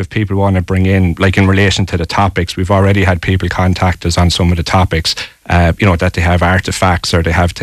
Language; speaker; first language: English; native; English